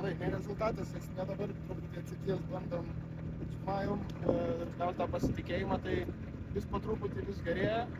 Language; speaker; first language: Lithuanian; native; Lithuanian